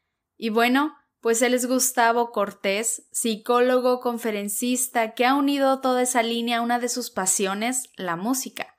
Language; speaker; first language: Spanish; native; Spanish